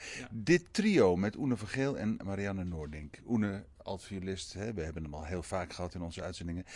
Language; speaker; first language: Dutch; native; Dutch